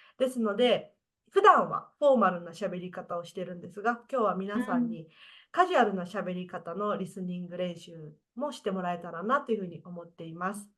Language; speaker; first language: Japanese; native; Japanese